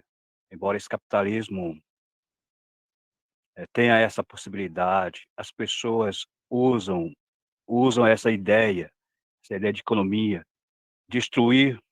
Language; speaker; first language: Portuguese; non-native, local second language; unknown